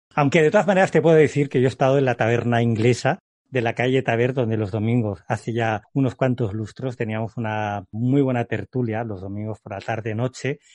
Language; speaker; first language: Spanish; native; Spanish